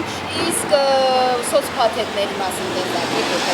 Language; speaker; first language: Armenian; native; Armenian